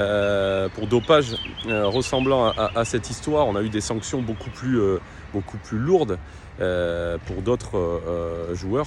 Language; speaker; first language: French; native; French